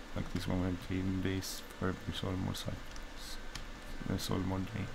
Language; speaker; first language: English; non-native, fluent; Swedish